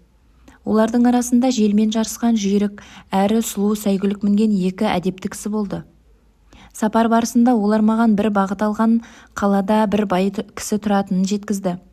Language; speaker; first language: Kazakh; native; Kazakh